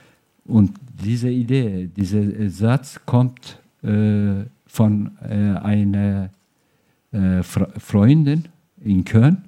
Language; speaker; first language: German; non-native, fluent; Turkish